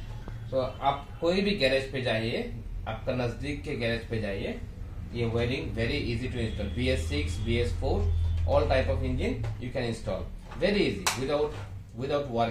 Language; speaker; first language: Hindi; non-native, learner; Bangla